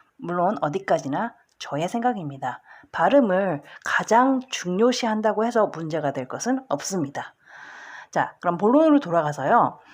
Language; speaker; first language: Korean; early bilingual, heritage; Korean